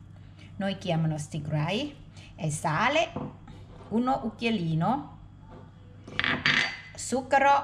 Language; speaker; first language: Italian; non-native, learner; Thai